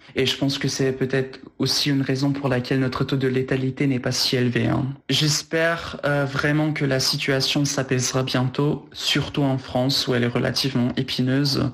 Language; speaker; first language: French; non-native, fluent; German